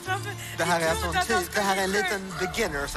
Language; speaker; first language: Swedish; native; Swedish